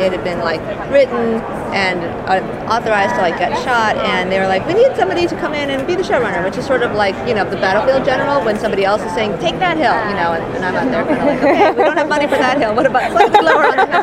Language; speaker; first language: English; native; English